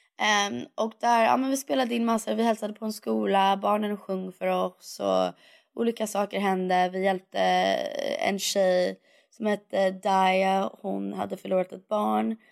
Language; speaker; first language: Swedish; early bilingual, heritage; Swedish